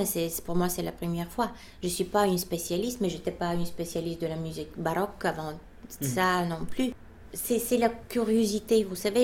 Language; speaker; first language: French; non-native, fluent; Bulgarian